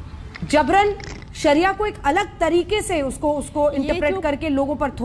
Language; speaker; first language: Hindi; native; Hindi